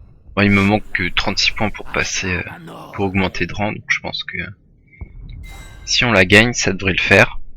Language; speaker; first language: French; native; French